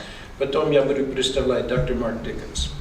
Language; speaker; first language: Russian; non-native, learner; English